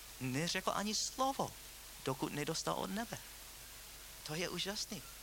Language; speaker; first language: Czech; non-native, fluent; English